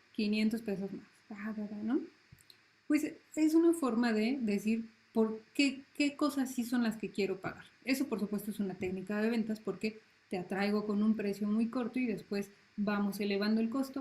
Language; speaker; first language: Spanish; native; Spanish